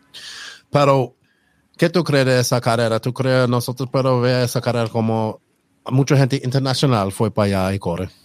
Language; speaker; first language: Spanish; non-native, learner; English